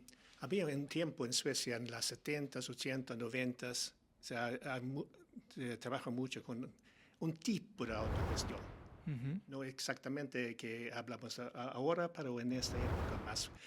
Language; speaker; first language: Spanish; non-native, learner; Swedish